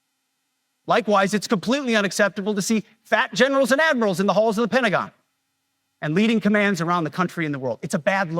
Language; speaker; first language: English; native; English